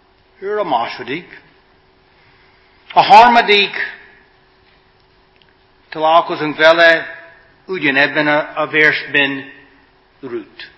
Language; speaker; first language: Hungarian; non-native, fluent; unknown